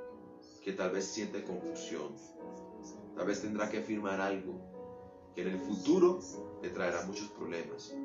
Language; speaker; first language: Spanish; native; Spanish